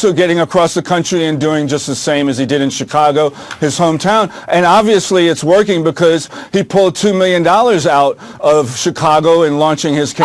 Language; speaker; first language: English; native; English